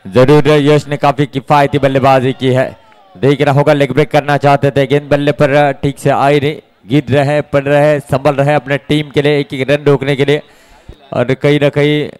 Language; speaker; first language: Hindi; non-native, local second language; Marathi